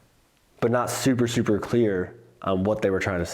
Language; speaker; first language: English; native; English